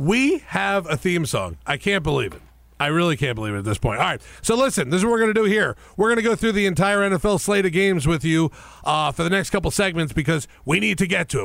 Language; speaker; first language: English; native; English